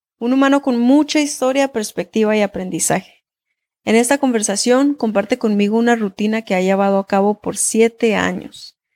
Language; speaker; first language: Spanish; early bilingual, heritage; Spanish